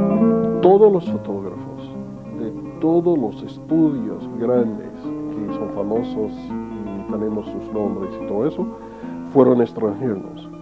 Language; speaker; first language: Spanish; non-native, fluent; English